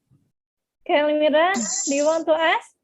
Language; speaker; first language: English; non-native, learner; Indonesian